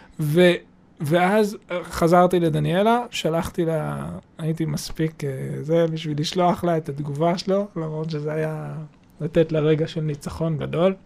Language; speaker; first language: Hebrew; native; Hebrew